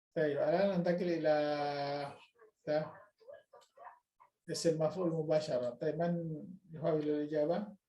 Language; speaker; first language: Arabic; non-native, fluent; Indonesian